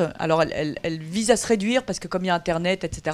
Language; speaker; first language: French; native; French